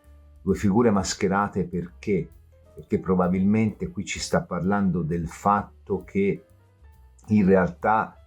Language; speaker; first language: Italian; native; Italian